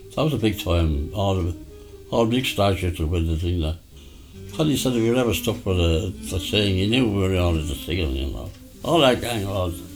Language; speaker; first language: English; native; English